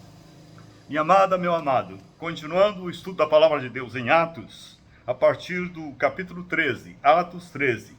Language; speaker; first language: Portuguese; native; Portuguese